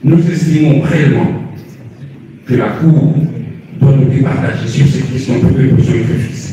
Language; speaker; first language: French; non-native, local second language; Lingala